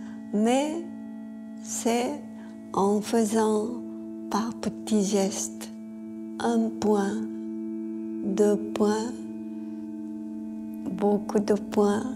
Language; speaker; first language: French; non-native, fluent; Korean